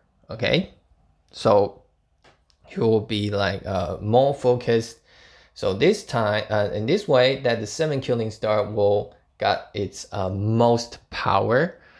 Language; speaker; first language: English; non-native, fluent; Chinese